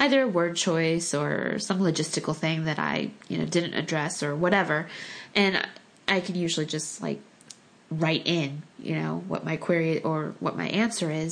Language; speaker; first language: English; early bilingual, other home language; Korean